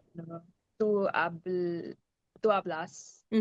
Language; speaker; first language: Spanish; non-native, learner; English